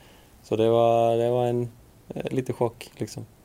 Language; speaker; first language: Swedish; non-native, fluent; Icelandic